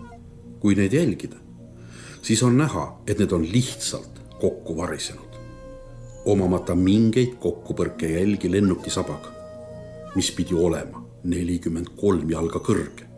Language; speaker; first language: Estonian; native; Estonian